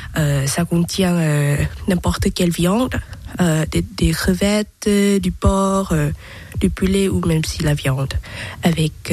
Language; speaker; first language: French; non-native, learner; Thai